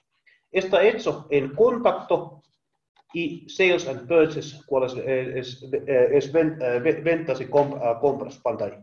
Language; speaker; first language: Spanish; non-native, learner; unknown